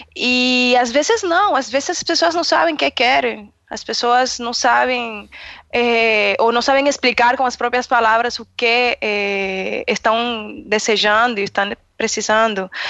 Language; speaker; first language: Portuguese; non-native, fluent; Spanish